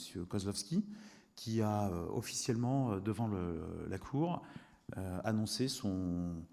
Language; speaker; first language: French; native; French